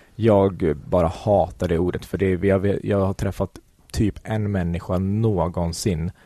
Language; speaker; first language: Swedish; early bilingual, other home language; Kurdish